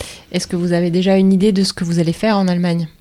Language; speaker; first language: French; native; French